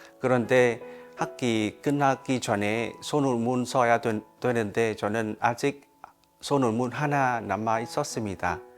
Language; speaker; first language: Korean; non-native, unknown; Vietnamese